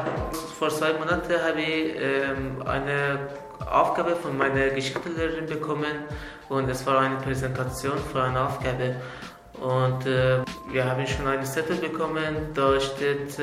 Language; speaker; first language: German; non-native, learner; Azerbaijani